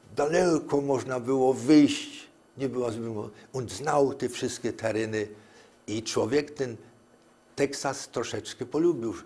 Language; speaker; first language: Polish; native; Polish